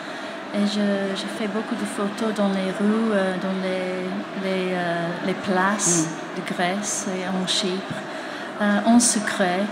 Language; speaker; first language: French; non-native, fluent; English